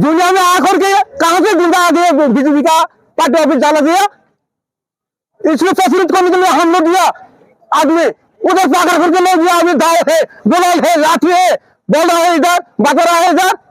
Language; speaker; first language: Hindi; non-native, local second language; Kok Borok